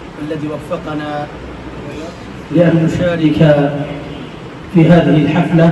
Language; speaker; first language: Arabic; non-native, fluent; Bangla